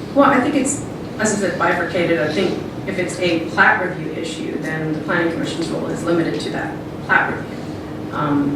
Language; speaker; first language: English; native; English